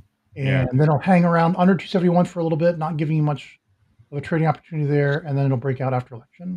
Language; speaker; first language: English; native; English